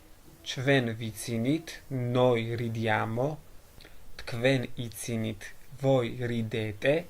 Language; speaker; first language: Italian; non-native, fluent; Georgian